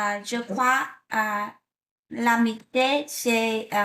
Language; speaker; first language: French; non-native, learner; Vietnamese